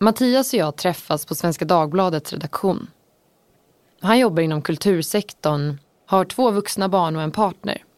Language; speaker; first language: Swedish; native; Swedish